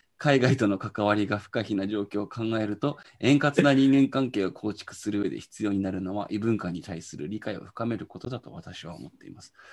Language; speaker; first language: Japanese; native; Japanese